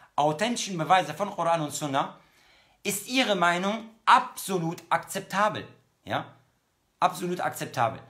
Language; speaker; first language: German; native; German